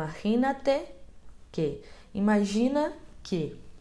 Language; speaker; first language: Spanish; non-native, fluent; Portuguese